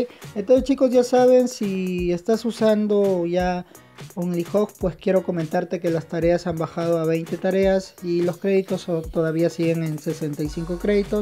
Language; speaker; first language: Spanish; native; Spanish